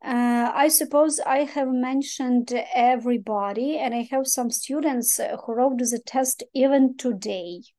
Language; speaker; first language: English; non-native, fluent; Ukrainian